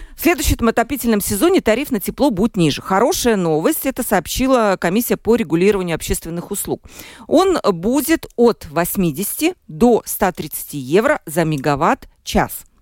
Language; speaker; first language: Russian; native; Russian